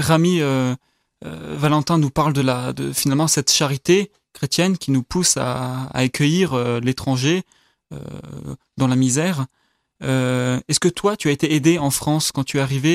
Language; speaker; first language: French; native; French